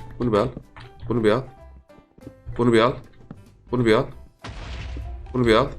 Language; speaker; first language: Turkish; native; Turkish